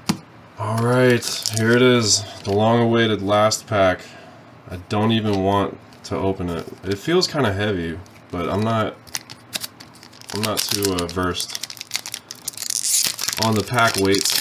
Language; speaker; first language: English; native; English